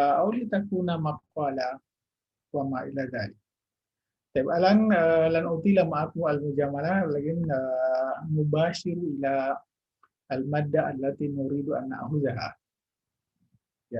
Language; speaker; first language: Arabic; non-native, fluent; Indonesian